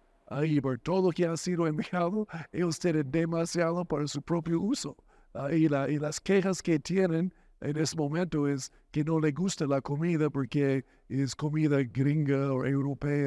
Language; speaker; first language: Spanish; non-native, fluent; English